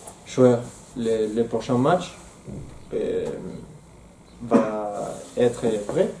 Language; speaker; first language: French; non-native, learner; Spanish